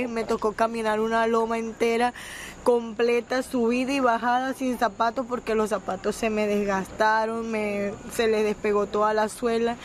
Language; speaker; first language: Spanish; native; Spanish